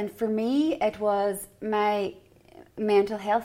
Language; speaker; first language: English; native; English